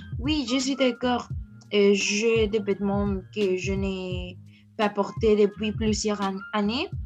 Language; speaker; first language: French; non-native, learner; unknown